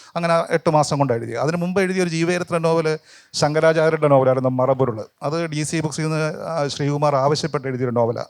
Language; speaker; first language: Malayalam; native; Malayalam